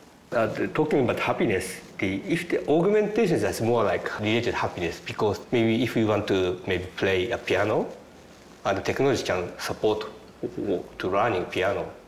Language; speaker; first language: English; non-native, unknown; Japanese